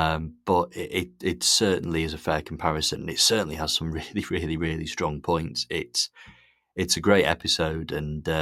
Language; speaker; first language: English; native; English